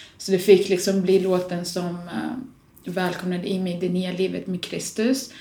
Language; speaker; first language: Swedish; early bilingual, other home language; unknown